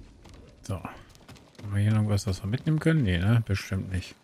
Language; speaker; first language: German; native; German